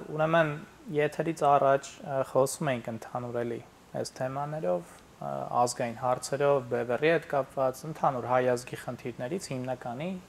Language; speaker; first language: Armenian; native; Armenian